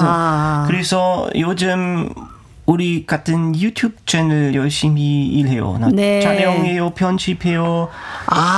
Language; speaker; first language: Korean; non-native, learner; German